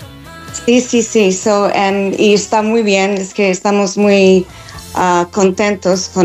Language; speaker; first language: Spanish; non-native, fluent; English